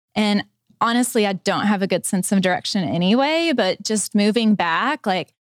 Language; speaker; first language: English; native; English